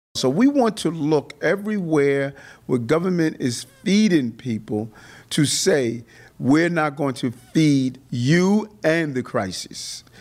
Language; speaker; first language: English; native; English